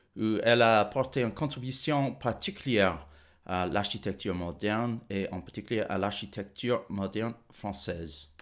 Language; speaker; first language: French; non-native, fluent; English